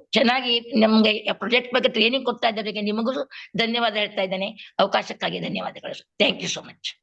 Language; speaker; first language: Kannada; native; Kannada